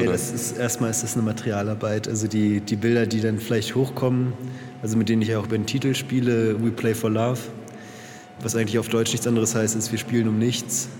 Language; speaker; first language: German; native; German